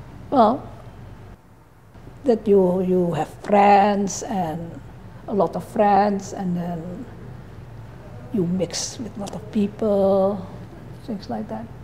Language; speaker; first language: English; non-native, fluent; Indonesian